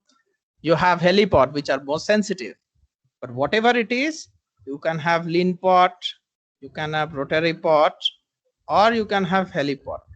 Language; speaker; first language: English; non-native, local second language; Bangla